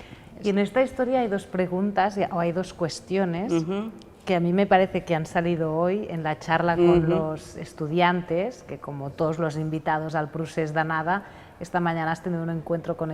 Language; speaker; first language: Spanish; non-native, local second language; Catalan